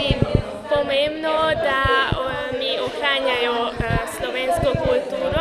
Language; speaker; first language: Slovenian; early bilingual, heritage; Slovenian